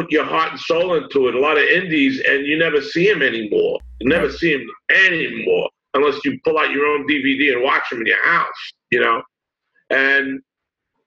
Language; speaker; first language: English; native; English